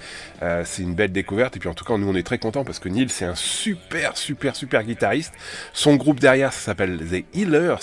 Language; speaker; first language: French; native; French